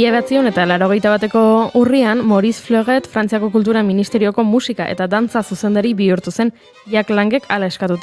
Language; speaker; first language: Basque; native; Basque